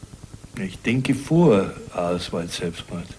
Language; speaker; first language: German; native; German